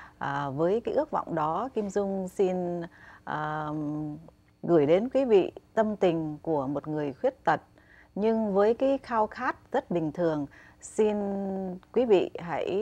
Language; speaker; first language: Vietnamese; native; Vietnamese